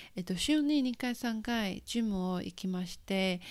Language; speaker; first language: Japanese; non-native, fluent; Chinese